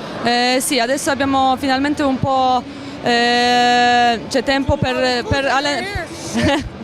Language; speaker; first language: Italian; non-native, fluent; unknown